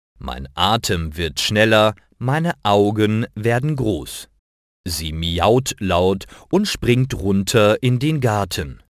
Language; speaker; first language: German; native; German